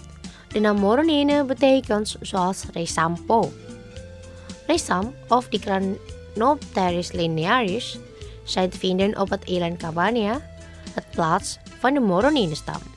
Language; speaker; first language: Dutch; non-native, fluent; Indonesian